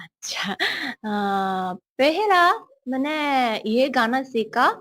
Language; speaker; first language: Hindi; non-native, learner; Japanese